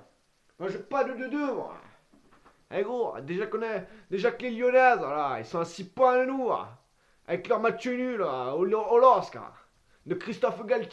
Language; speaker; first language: French; native; French